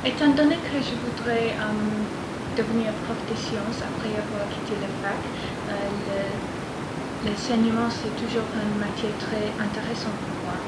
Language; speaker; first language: French; non-native, learner; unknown